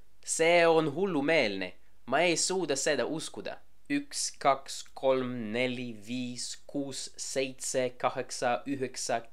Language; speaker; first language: Estonian; non-native, learner; English